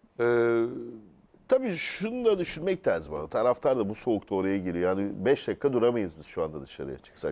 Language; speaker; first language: Turkish; native; Turkish